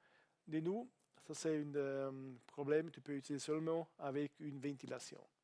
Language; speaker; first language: French; non-native, learner; Italian